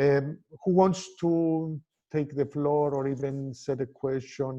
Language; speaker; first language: English; non-native, fluent; Greek